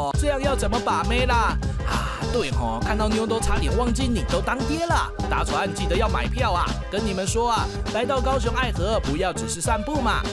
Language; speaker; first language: Chinese; native; Chinese